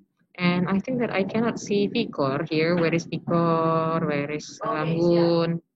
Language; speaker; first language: English; non-native, local second language; Indonesian